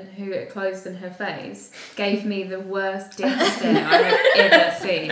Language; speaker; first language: English; native; English